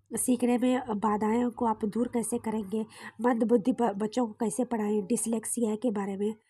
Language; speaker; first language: Hindi; non-native, local second language; Kannada